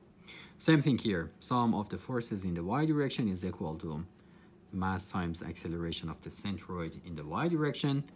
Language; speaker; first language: English; non-native, fluent; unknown